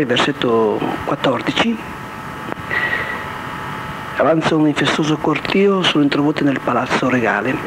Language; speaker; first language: Italian; native; Italian